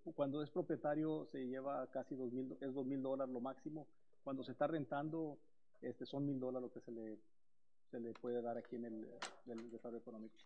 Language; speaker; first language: Spanish; early bilingual, heritage; Spanish